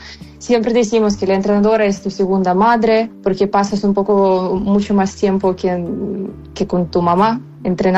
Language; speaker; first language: Spanish; non-native, fluent; Ukrainian